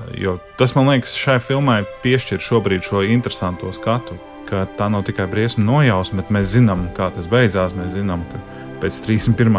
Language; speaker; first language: Latvian; native; Latvian